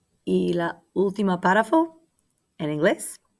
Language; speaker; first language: Spanish; non-native, learner; English